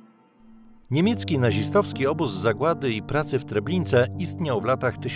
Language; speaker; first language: Polish; native; Polish